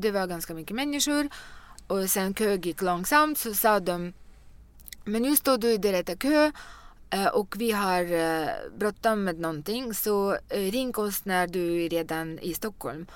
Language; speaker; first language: Swedish; non-native, fluent; Russian